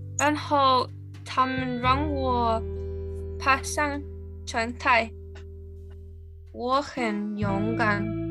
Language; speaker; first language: Chinese; non-native, learner; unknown